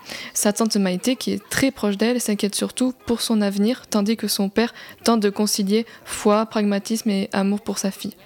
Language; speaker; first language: French; native; French